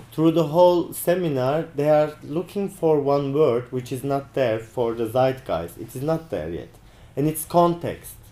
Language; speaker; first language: English; non-native, fluent; Turkish